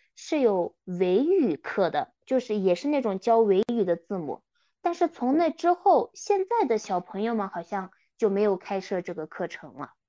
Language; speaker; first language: Chinese; non-native, local second language; Kyrgyz